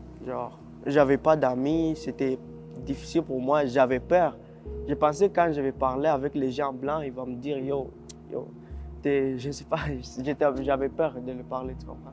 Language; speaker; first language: French; early bilingual, other home language; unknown